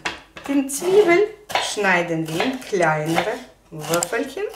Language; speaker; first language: German; non-native, fluent; Russian